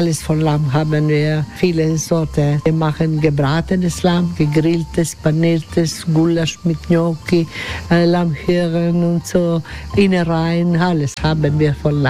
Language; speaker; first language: German; non-native, learner; Croatian